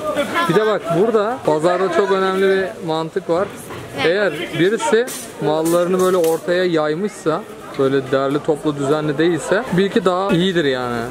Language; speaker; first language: Turkish; native; Turkish